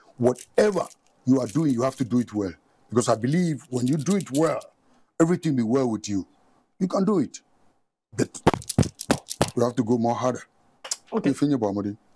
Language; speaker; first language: English; non-native, local second language; Ga